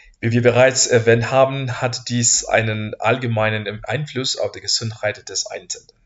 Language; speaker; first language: German; non-native, fluent; Spanish